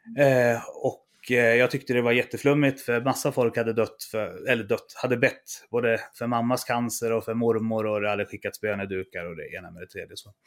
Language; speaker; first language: Swedish; native; Swedish